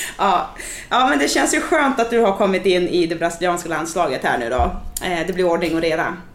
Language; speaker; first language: Swedish; native; Swedish